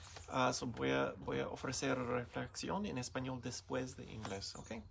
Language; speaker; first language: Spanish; non-native, learner; English